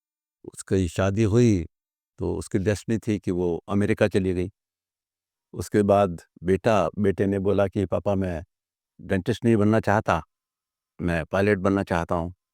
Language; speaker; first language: Hindi; native; Hindi